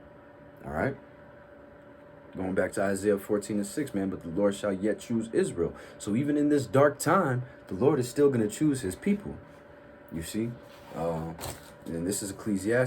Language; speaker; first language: English; native; English